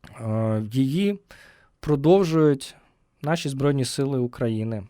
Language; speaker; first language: Ukrainian; native; Ukrainian